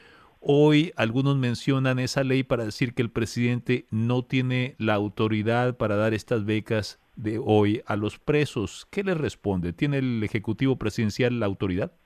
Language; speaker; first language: Spanish; native; Spanish